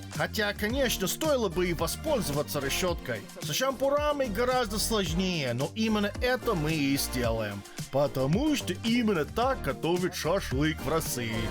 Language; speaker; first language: Russian; non-native, fluent; English